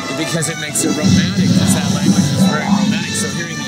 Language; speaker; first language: English; native; English